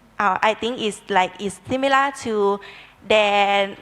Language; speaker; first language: English; non-native, learner; Thai